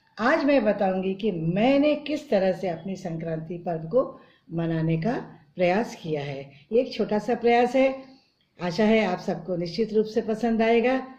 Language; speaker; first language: Hindi; non-native, local second language; Bangla